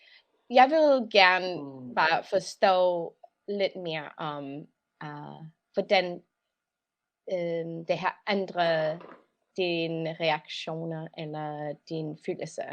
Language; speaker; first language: Danish; non-native, learner; English